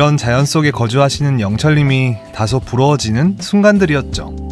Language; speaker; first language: Korean; native; Korean